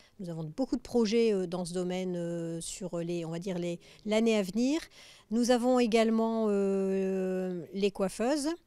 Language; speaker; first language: French; native; French